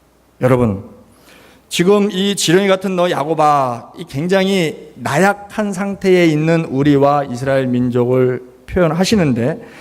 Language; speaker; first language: Korean; native; Korean